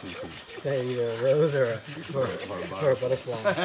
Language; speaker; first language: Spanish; native; Spanish